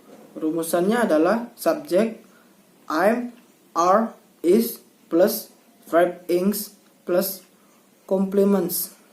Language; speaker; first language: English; non-native, learner; Indonesian